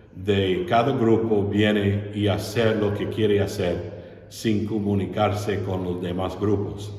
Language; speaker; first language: Spanish; non-native, fluent; English